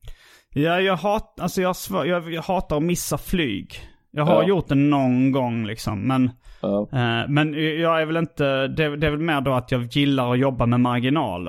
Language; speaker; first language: Swedish; native; Swedish